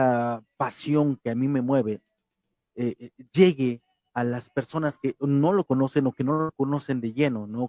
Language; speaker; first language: Spanish; native; Spanish